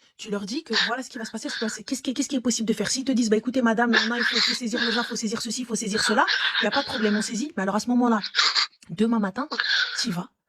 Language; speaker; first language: French; native; French